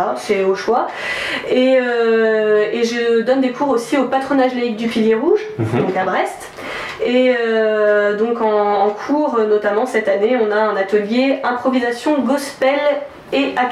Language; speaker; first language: French; native; French